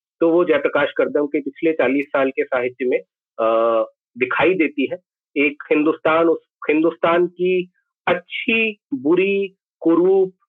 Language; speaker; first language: Hindi; native; Hindi